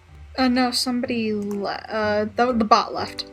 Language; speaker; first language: English; native; English